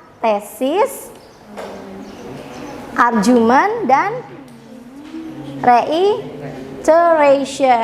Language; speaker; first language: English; non-native, learner; Indonesian